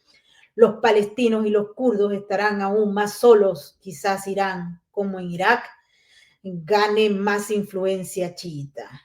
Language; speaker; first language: Spanish; native; Spanish